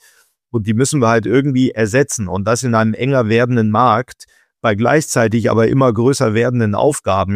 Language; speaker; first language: German; native; German